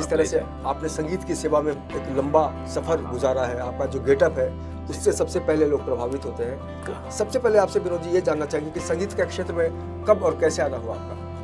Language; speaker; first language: Hindi; native; Hindi